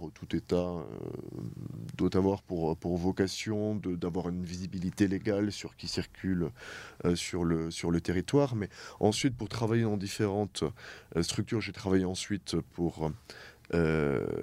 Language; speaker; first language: French; native; French